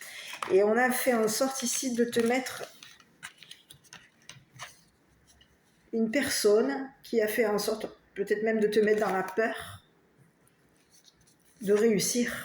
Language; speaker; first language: French; native; French